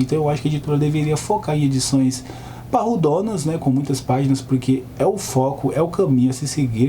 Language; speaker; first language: Portuguese; native; Portuguese